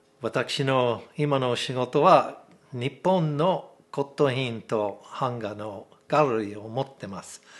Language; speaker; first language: Japanese; non-native, fluent; English